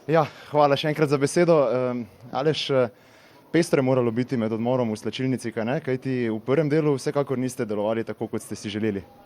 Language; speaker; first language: Slovenian; native; Slovenian